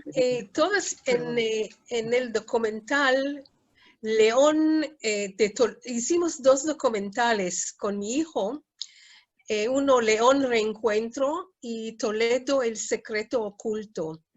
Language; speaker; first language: Spanish; early bilingual, heritage; Spanish